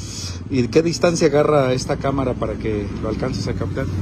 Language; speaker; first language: Spanish; native; Spanish